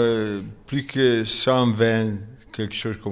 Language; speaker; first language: French; non-native, fluent; Italian